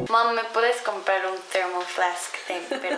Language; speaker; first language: Spanish; native; Spanish